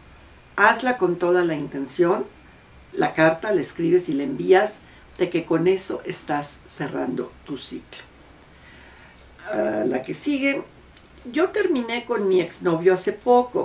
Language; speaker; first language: Spanish; native; Spanish